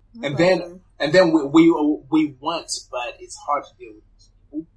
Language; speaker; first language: English; early bilingual, other home language; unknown